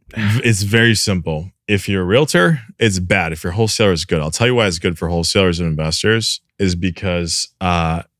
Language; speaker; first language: English; native; English